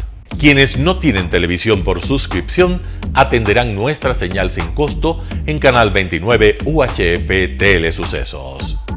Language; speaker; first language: Spanish; native; Spanish